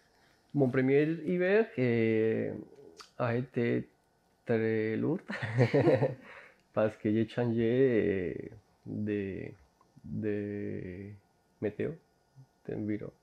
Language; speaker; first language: French; non-native, fluent; Spanish